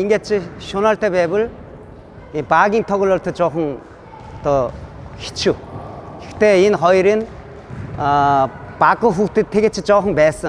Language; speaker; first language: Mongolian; non-native, learner; Korean